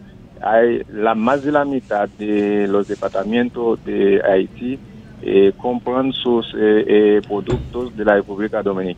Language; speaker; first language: Spanish; non-native, fluent; Haitian Creole